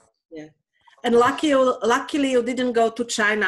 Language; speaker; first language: English; non-native, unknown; Slovak